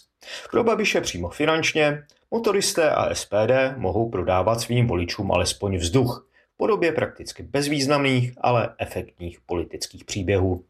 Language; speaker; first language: Czech; native; Czech